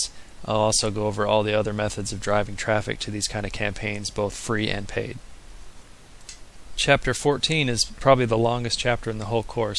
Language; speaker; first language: English; native; English